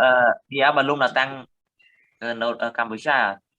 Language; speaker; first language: Indonesian; non-native, learner; Khmer